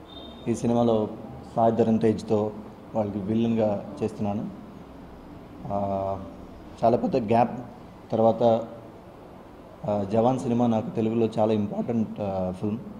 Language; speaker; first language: Telugu; non-native, learner; Tamil